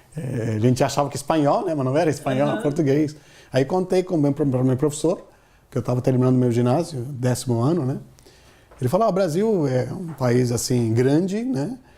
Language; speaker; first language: Portuguese; non-native, fluent; Telugu